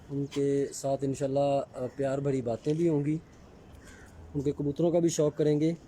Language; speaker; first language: Urdu; non-native, local second language; Punjabi